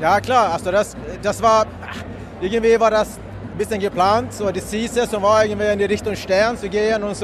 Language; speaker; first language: German; non-native, fluent; Swedish